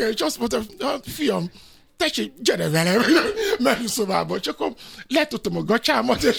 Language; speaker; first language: Hungarian; non-native, fluent; Yoruba